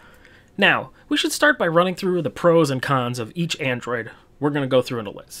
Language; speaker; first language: English; native; English